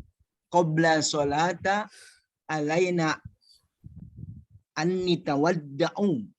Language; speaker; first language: Arabic; non-native, learner; Indonesian